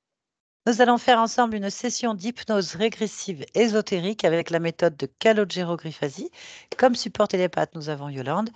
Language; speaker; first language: French; native; French